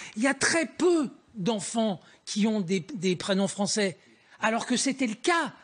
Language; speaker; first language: French; native; French